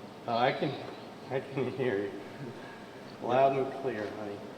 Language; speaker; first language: English; native; English